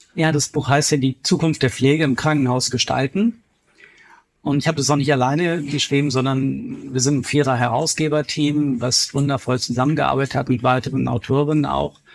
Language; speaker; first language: German; native; German